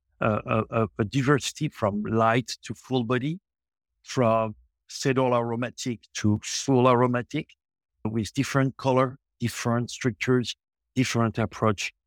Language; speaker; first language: English; non-native, local second language; French